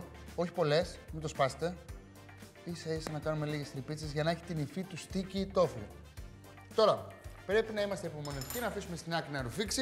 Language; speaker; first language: Greek; native; Greek